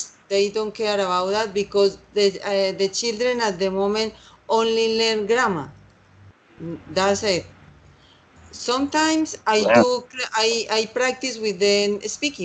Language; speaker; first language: English; non-native, learner; Spanish